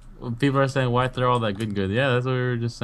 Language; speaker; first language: English; native; English